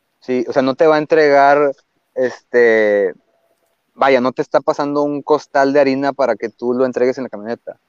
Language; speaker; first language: Spanish; native; Spanish